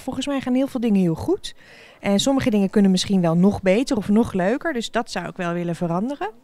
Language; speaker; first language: Dutch; native; Dutch